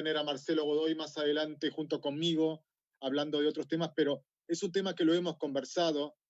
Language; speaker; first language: Spanish; native; Spanish